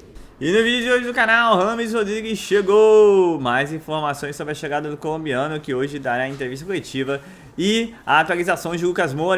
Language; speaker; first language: Portuguese; native; Portuguese